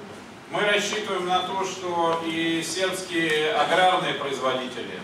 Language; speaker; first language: Russian; native; Russian